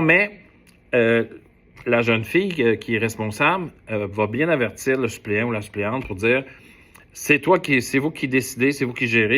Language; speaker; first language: French; native; French